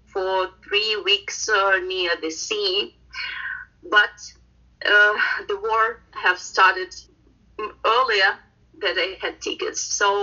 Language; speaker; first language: English; non-native, fluent; Ukrainian